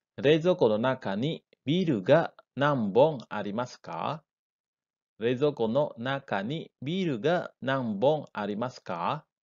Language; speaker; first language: Japanese; non-native, fluent; Indonesian